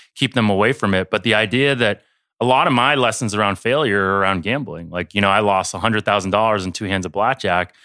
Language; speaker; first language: English; early bilingual, other home language; Chinese